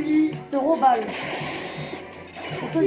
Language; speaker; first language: French; native; French